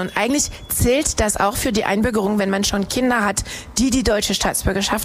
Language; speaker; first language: German; non-native, fluent; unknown